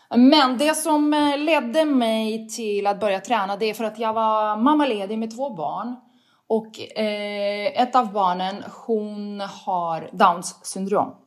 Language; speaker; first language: Swedish; non-native, fluent; Russian